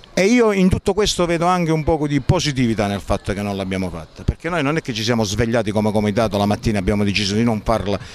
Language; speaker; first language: Italian; native; Italian